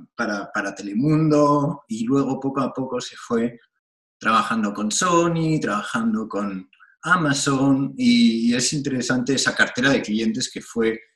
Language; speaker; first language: Spanish; non-native, fluent; French